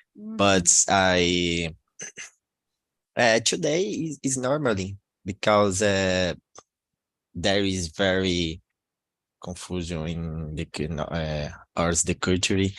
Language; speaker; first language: English; non-native, learner; Portuguese